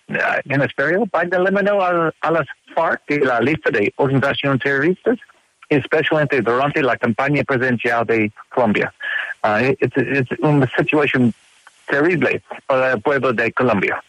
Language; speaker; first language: Spanish; non-native, learner; English